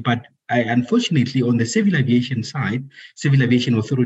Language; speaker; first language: English; non-native, local second language; Southern Sotho